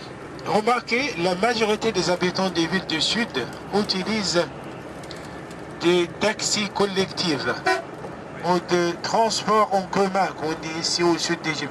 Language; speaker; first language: French; non-native, fluent; Arabic